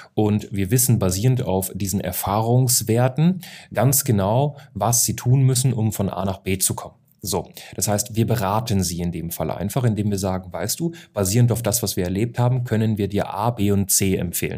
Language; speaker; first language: German; native; German